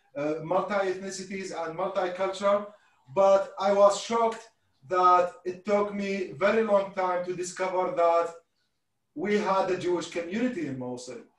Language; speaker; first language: English; non-native, fluent; Arabic